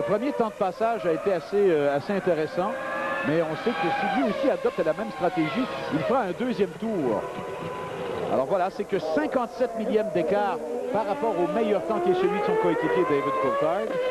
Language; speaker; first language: French; native; French